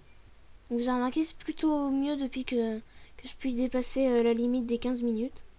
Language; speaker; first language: French; native; French